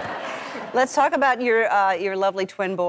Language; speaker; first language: English; native; English